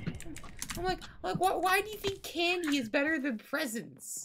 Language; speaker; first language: English; native; English